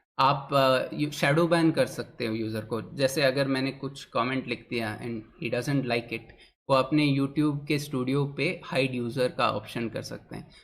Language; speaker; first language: Hindi; non-native, local second language; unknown